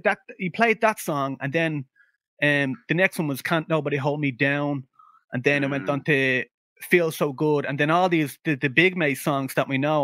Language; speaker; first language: English; native; English